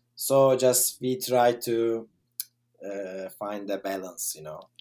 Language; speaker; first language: English; non-native, fluent; Turkish